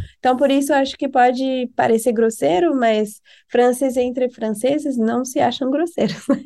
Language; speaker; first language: Portuguese; non-native, fluent; French